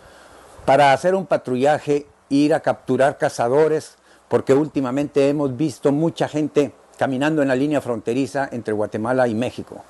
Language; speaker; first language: Spanish; native; Spanish